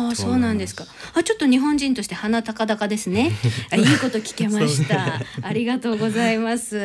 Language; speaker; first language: Japanese; native; Japanese